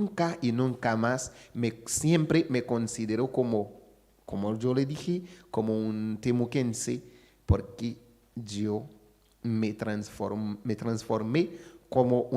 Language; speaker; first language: Spanish; non-native, fluent; Haitian Creole